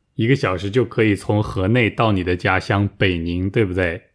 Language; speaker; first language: Chinese; native; Chinese